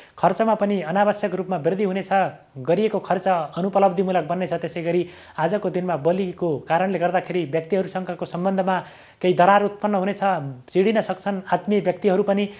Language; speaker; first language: Nepali; native; Nepali